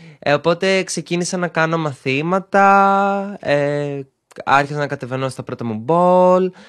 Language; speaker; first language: Greek; early bilingual, other home language; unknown